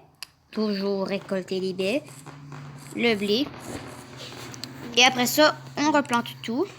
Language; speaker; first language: French; native; French